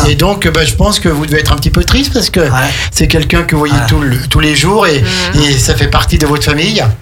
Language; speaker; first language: French; native; French